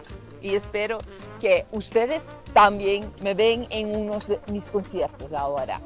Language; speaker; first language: Spanish; non-native, fluent; Dutch